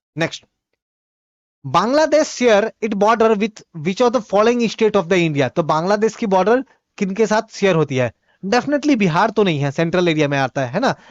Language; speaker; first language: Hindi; non-native, local second language; Bhojpuri